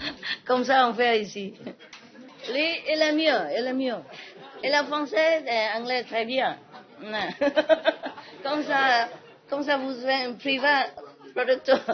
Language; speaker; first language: French; non-native, learner; Vietnamese